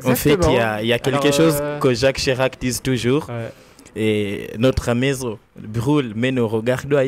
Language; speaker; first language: French; non-native, learner; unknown